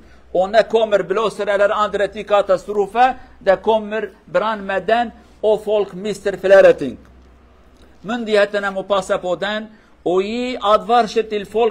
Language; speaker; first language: Norwegian; non-native, learner; Kurdish